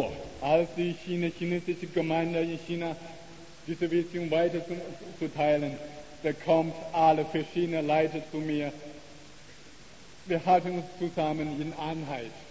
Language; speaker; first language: German; non-native, learner; Chinese